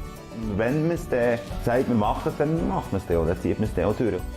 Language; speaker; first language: German; native; German